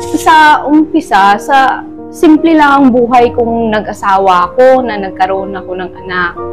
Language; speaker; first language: Filipino; non-native, local second language; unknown